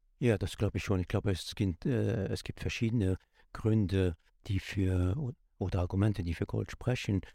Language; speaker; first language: German; non-native, local second language; Luxembourgish